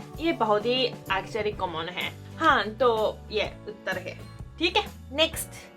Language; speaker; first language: Hindi; non-native, fluent; Japanese